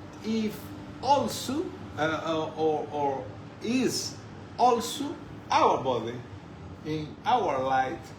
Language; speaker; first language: English; non-native, learner; Spanish